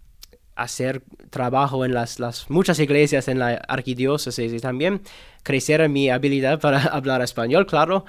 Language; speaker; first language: Spanish; non-native, learner; English